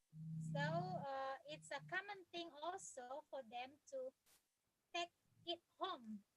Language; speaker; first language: English; non-native, fluent; Indonesian